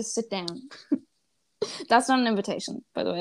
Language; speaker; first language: English; native; English